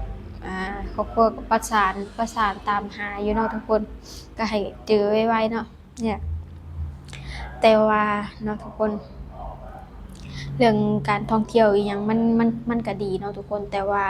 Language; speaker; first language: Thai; non-native, local second language; Lao